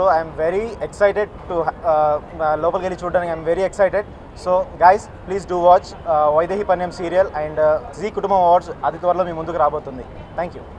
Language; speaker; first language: Telugu; native; Telugu